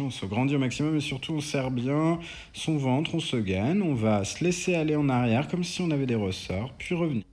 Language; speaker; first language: French; native; French